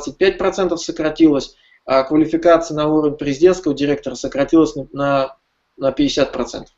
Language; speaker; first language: Russian; native; Russian